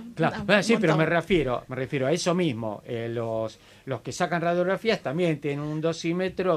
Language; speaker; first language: Spanish; native; Spanish